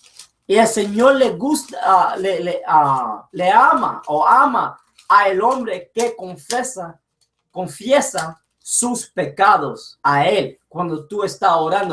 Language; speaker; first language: Spanish; early bilingual, heritage; English